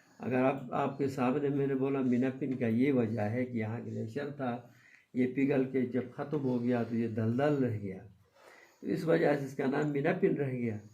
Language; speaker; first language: Urdu; non-native, local second language; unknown